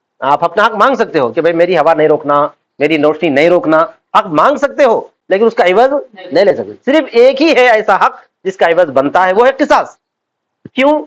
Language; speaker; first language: Urdu; native; Urdu